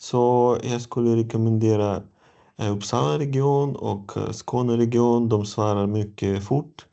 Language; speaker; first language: Swedish; non-native, fluent; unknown